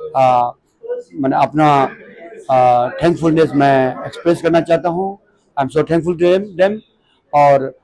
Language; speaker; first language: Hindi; non-native, local second language; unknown